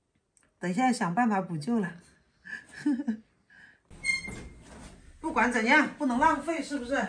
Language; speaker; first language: Chinese; native; Chinese